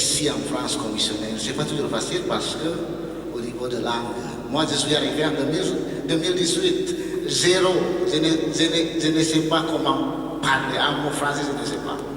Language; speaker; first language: French; non-native, learner; Indonesian